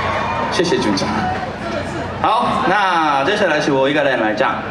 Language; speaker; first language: Chinese; non-native, fluent; Japanese